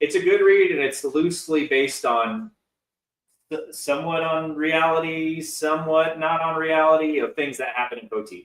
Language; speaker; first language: English; native; English